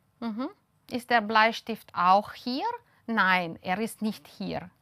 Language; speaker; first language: German; non-native, fluent; Romanian